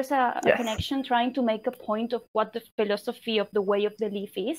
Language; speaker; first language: English; non-native, fluent; Spanish